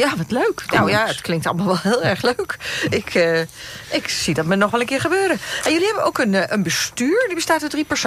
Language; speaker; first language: Dutch; native; Dutch